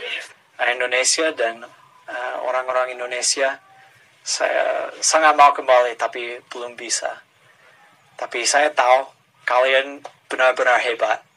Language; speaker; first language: Indonesian; non-native, fluent; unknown